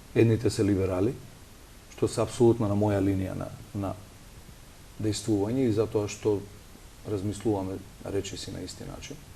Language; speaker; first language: Macedonian; non-native, local second language; Albanian